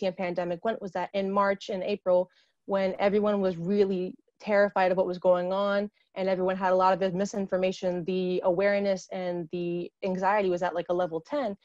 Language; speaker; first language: English; native; English